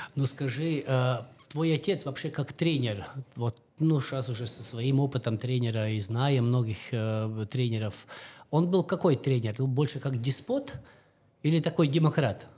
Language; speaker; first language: Russian; non-native, local second language; Latvian